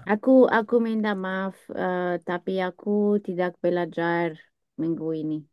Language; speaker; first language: Indonesian; non-native, learner; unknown